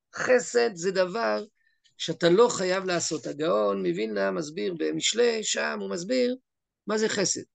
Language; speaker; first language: Hebrew; native; Hebrew